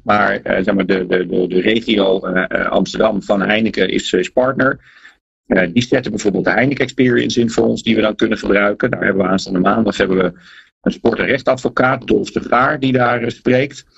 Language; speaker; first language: Dutch; native; Dutch